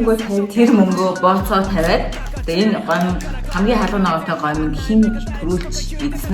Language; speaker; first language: Mongolian; native; Mongolian